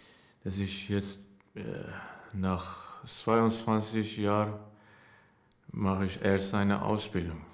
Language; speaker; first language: German; non-native, learner; Persian